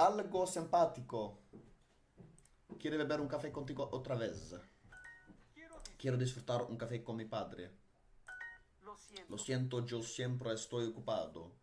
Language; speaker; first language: Spanish; non-native, learner; Dutch